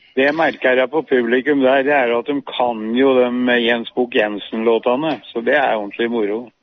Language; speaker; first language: Norwegian; native; Norwegian